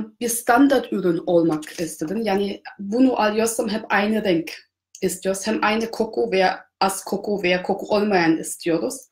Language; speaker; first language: Turkish; non-native, fluent; German